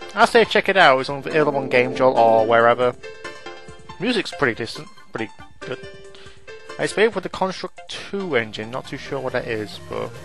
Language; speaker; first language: English; native; English